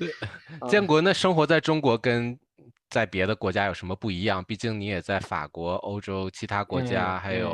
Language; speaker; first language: Chinese; native; Chinese